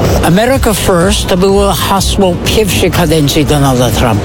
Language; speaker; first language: Polish; non-native, fluent; English